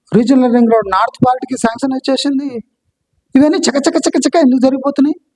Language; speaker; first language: Telugu; non-native, local second language; Kannada